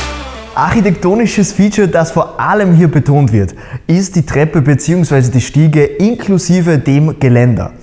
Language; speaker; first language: German; native; German